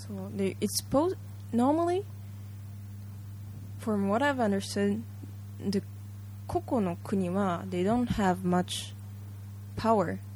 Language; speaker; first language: English; early bilingual, other home language; Japanese